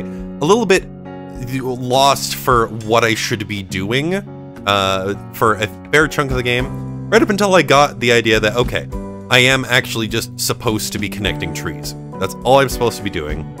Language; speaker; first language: English; native; English